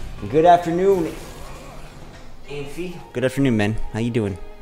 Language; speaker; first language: English; native; English